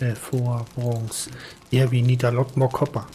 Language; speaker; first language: English; non-native, learner; German